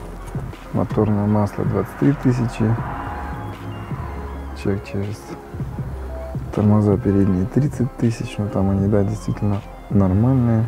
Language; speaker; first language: Russian; native; Russian